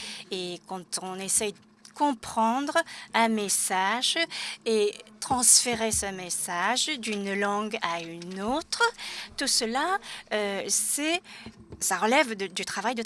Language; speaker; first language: French; non-native, fluent; Japanese